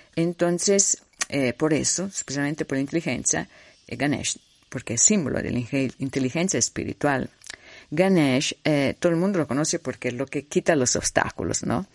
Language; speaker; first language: Spanish; non-native, fluent; Italian